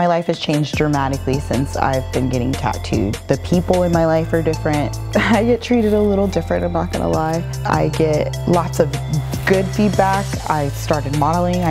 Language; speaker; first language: English; native; English